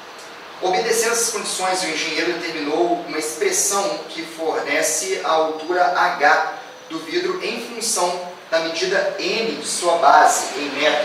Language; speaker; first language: Portuguese; native; Portuguese